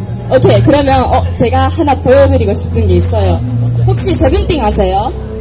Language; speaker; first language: Korean; non-native, fluent; Japanese